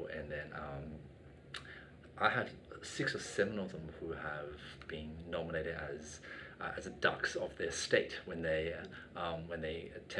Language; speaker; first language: English; native; English